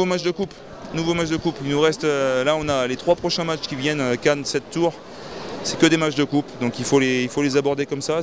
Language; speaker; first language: French; native; French